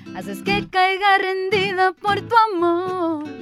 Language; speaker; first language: Spanish; early bilingual, heritage; Spanish